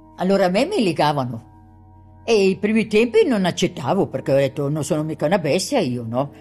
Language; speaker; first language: Italian; non-native, local second language; German